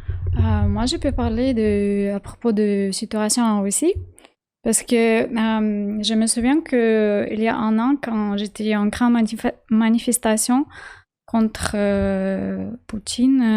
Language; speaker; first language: French; non-native, learner; Russian